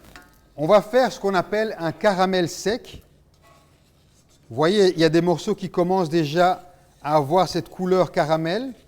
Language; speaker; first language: French; native; French